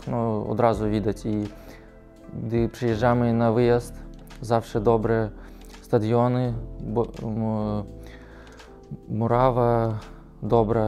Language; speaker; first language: Polish; non-native, learner; Russian